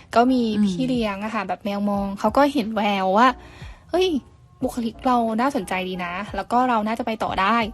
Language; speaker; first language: Thai; native; Thai